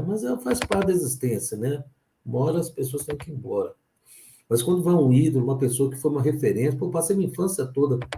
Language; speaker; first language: Portuguese; native; Portuguese